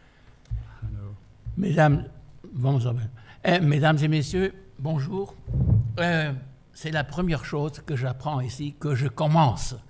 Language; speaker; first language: French; non-native, fluent; German